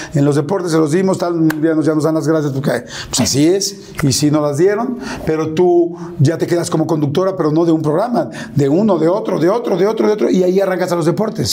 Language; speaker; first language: Spanish; native; Spanish